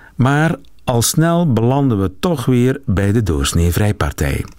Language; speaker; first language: Dutch; native; Dutch